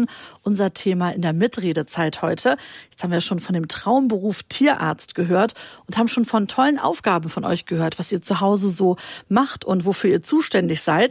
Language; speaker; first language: German; native; German